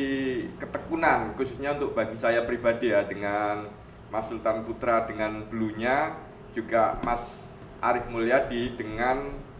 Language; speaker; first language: Indonesian; non-native, local second language; Javanese